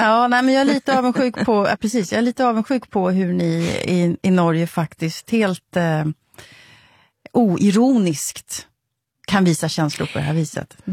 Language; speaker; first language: Swedish; native; Swedish